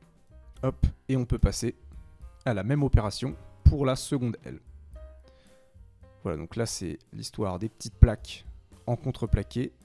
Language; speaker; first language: French; native; French